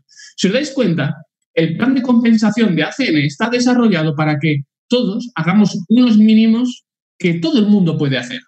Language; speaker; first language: Spanish; native; Spanish